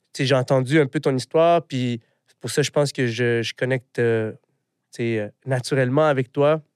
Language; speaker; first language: French; early bilingual, other home language; Arabic